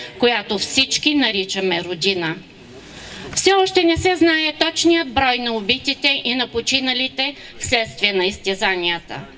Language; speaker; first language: Bulgarian; non-native, local second language; Turkish